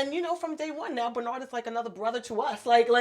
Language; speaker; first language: English; native; English